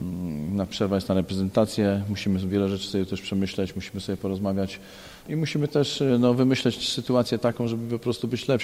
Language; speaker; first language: Polish; native; Polish